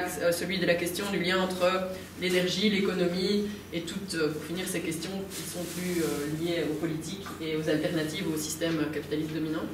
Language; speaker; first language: French; native; French